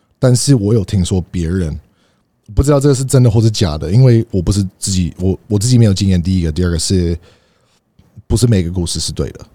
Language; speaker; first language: Chinese; early bilingual, heritage; Chinese